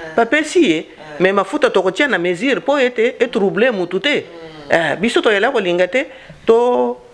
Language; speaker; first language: Lingala; non-native, local second language; Luba-Lulua